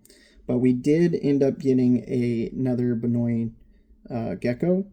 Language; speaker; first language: English; native; English